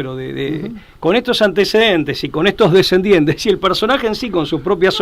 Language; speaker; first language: Spanish; native; Spanish